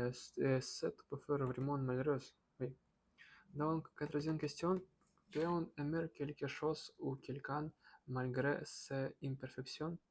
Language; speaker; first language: French; non-native, learner; Russian